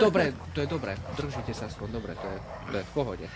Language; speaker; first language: Slovak; native; Slovak